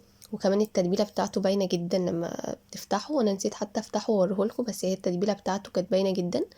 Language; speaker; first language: Arabic; native; Arabic